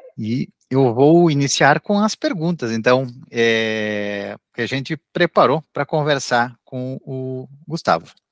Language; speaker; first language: Portuguese; native; Portuguese